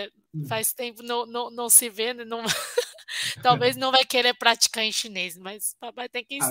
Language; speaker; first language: Portuguese; non-native, fluent; Chinese